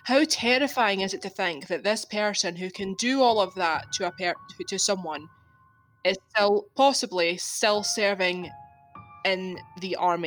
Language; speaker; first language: English; native; English